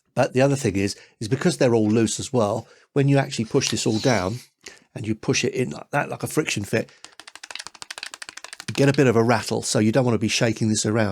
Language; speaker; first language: English; native; English